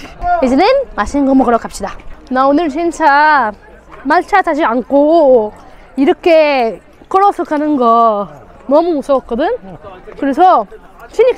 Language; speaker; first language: Korean; non-native, fluent; Arabic